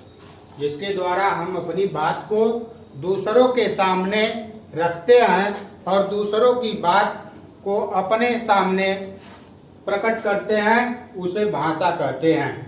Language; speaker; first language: Hindi; native; Hindi